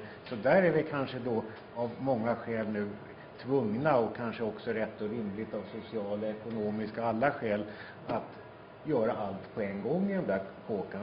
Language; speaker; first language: Swedish; native; Swedish